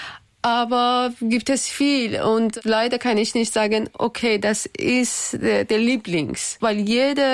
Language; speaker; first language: German; non-native, fluent; Persian